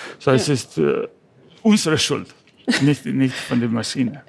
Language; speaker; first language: German; non-native, fluent; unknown